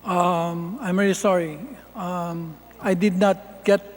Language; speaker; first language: English; non-native, local second language; Filipino